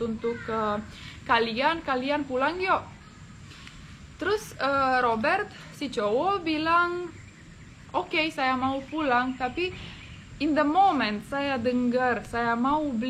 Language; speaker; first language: Indonesian; non-native, fluent; Romanian